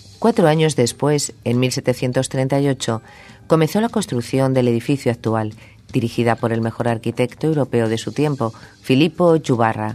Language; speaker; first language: Spanish; native; Spanish